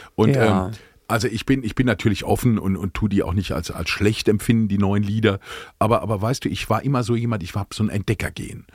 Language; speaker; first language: German; native; German